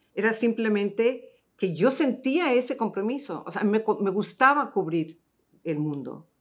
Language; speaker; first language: Spanish; native; Spanish